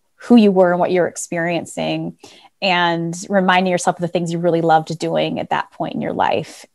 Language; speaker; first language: English; native; English